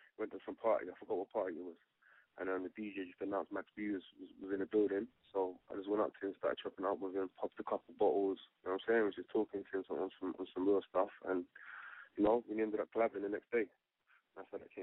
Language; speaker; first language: English; native; English